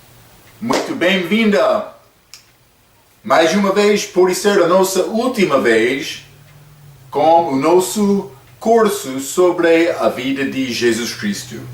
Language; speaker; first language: Portuguese; non-native, fluent; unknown